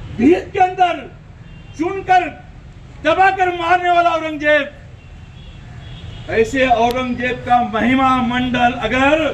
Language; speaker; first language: Hindi; non-native, local second language; Marathi